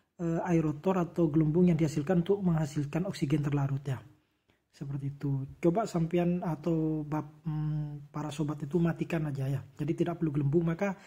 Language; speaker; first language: Indonesian; non-native, local second language; Javanese